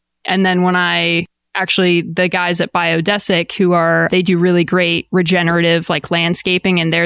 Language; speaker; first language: English; native; English